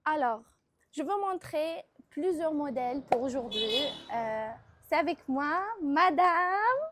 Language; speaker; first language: French; non-native, local second language; Arabic